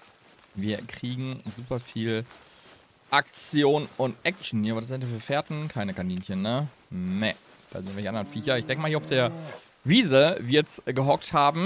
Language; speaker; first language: German; native; German